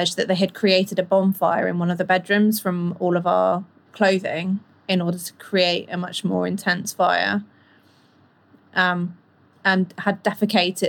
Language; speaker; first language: English; native; English